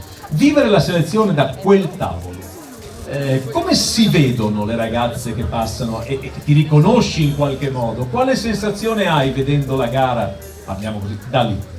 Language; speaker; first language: Italian; native; Italian